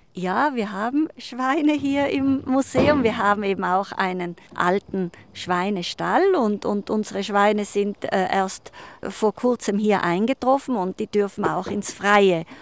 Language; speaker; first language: German; native; German